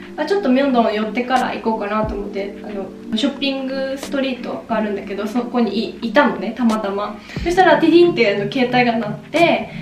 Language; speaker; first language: Japanese; native; Japanese